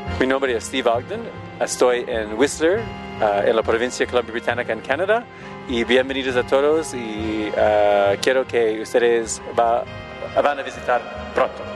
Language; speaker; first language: Spanish; non-native, learner; English